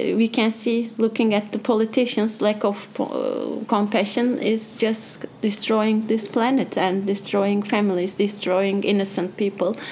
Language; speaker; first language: English; non-native, fluent; Turkish